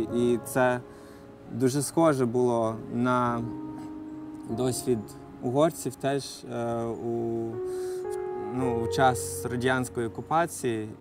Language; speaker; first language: Ukrainian; non-native, fluent; English